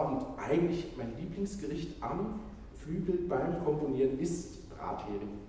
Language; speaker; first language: German; native; German